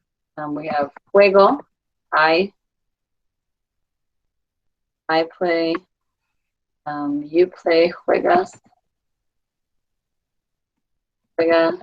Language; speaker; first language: Spanish; non-native, fluent; English